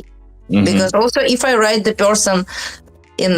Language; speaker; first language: English; non-native, learner; Russian